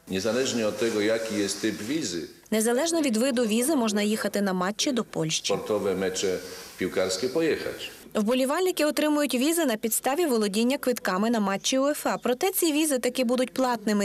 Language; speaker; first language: Ukrainian; native; Ukrainian